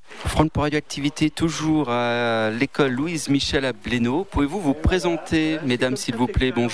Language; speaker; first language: French; native; French